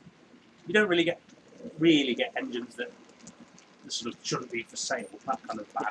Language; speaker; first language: English; native; English